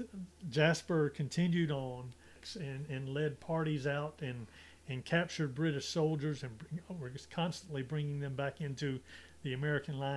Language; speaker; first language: English; native; English